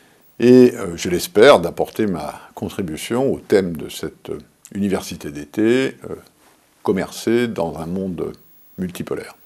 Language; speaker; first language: French; native; French